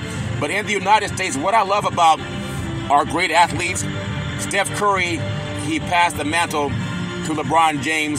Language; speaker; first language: English; native; English